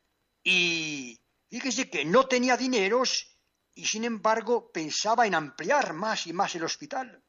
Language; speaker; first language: Spanish; native; Spanish